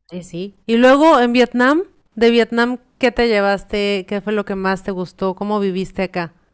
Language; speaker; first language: Spanish; native; Spanish